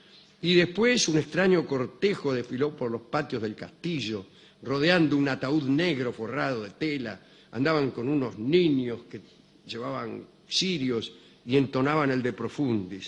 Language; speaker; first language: Spanish; native; Spanish